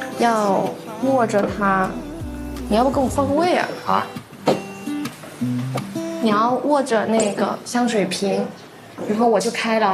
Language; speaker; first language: Chinese; native; Chinese